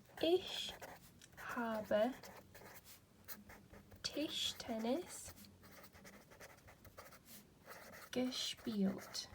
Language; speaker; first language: German; non-native, fluent; English